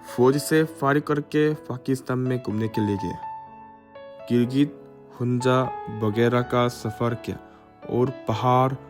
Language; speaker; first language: Urdu; non-native, learner; Korean